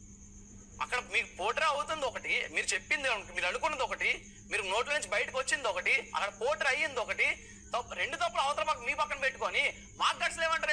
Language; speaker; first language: Telugu; native; Telugu